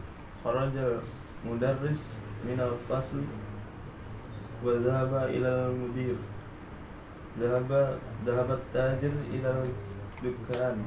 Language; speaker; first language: Arabic; non-native, learner; Indonesian